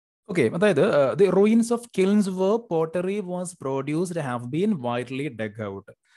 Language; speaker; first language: English; non-native, local second language; Malayalam